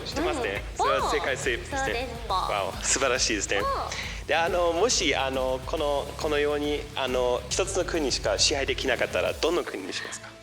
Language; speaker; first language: Japanese; non-native, fluent; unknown